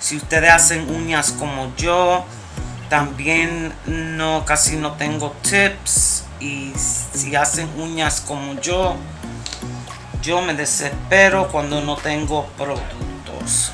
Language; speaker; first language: Spanish; early bilingual, heritage; Spanish